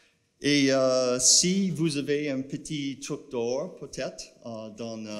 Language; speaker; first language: French; non-native, fluent; English